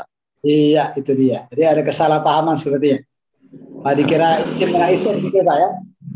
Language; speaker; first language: Indonesian; native; Indonesian